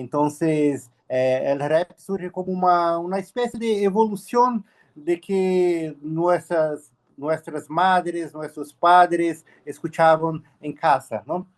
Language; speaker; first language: Spanish; non-native, learner; Portuguese